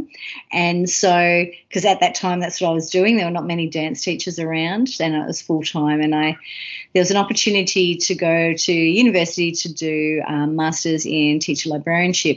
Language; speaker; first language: English; native; English